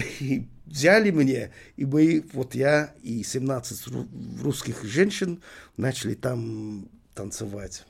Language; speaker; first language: Russian; non-native, fluent; English